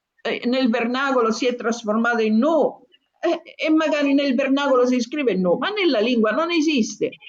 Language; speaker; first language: Italian; native; Italian